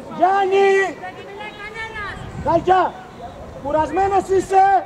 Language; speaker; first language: Greek; native; Greek